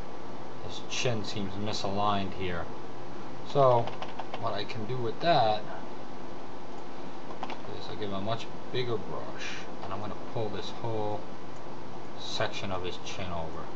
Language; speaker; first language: English; native; English